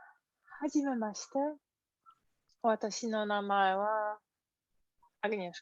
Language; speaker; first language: Japanese; non-native, learner; Polish